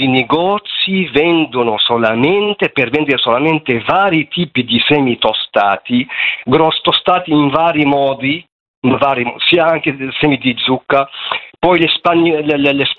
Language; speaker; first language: Italian; non-native, fluent; Arabic